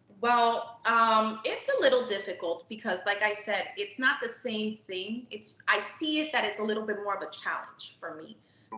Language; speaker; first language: English; native; English